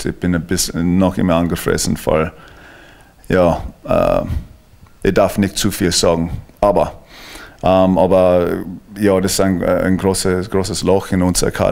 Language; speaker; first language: German; non-native, fluent; English